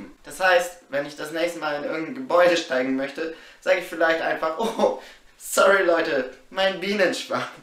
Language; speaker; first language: German; native; German